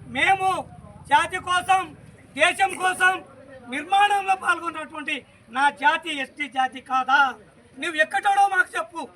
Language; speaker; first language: Telugu; non-native, local second language; Lambadi